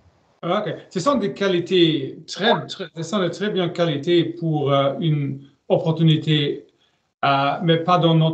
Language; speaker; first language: French; non-native, learner; German